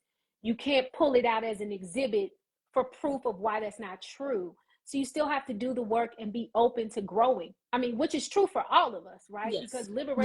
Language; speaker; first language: English; native; English